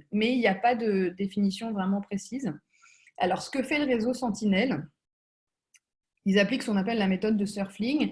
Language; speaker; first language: French; native; French